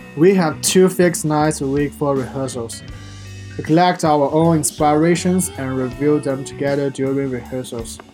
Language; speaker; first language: English; non-native, fluent; Chinese